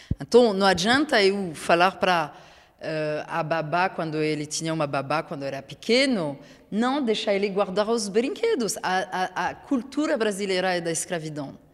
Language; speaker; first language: Portuguese; non-native, fluent; French